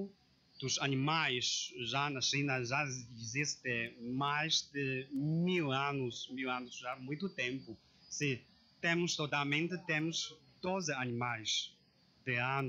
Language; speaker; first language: Portuguese; non-native, learner; Chinese